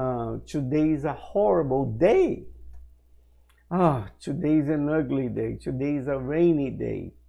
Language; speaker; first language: English; non-native, fluent; Portuguese